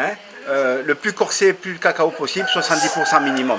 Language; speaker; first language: French; native; French